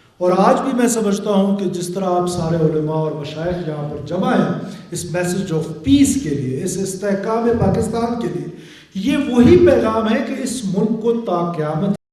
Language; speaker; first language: Urdu; non-native, local second language; Baluchi